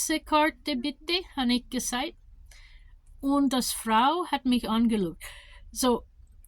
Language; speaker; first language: German; non-native, learner; English